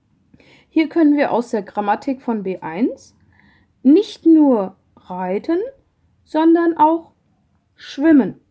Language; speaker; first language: German; non-native, fluent; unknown